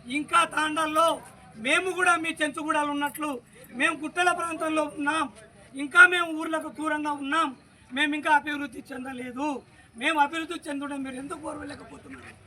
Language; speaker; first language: Telugu; non-native, local second language; Lambadi